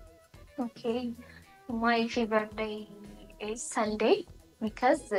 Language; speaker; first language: English; non-native, learner; Amharic